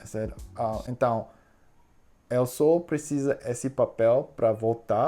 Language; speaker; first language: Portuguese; non-native, learner; English